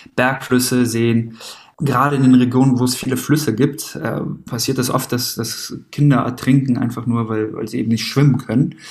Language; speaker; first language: German; early bilingual, other home language; Persian